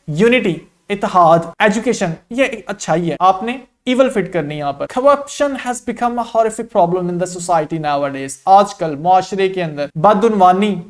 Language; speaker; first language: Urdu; non-native, local second language; Punjabi